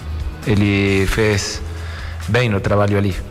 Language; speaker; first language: Portuguese; non-native, learner; Spanish